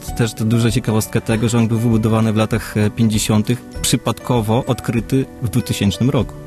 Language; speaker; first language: Polish; early bilingual, other home language; Russian